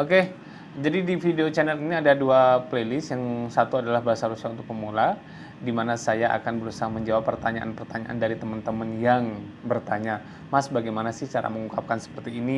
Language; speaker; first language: Indonesian; native; Indonesian